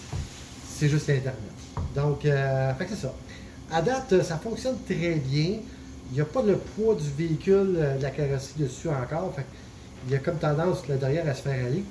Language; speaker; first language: French; native; French